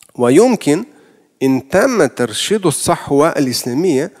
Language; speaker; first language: Arabic; non-native, fluent; Russian